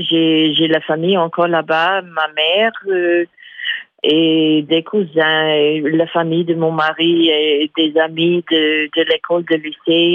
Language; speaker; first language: French; non-native, fluent; English